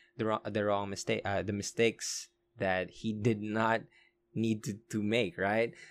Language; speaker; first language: English; non-native, local second language; Filipino